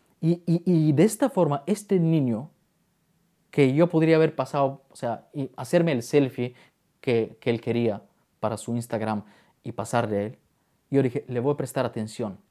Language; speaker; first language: Spanish; non-native, fluent; Bulgarian